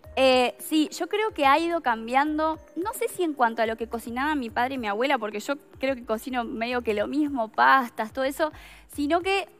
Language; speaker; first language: Spanish; native; Spanish